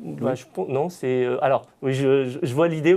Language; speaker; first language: French; native; French